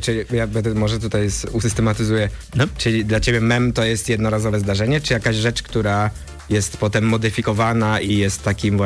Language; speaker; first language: Polish; native; Polish